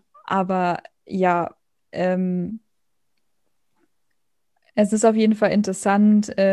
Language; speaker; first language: German; native; German